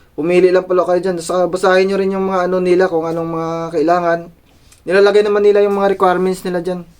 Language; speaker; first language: Filipino; non-native, local second language; Cebuano